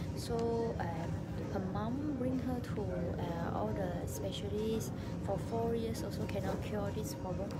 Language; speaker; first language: English; non-native, local second language; Cantonese